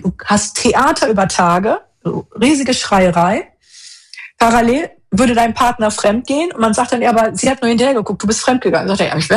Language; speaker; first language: German; native; German